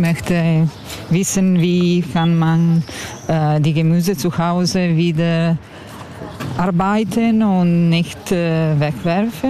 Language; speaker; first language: German; non-native, learner; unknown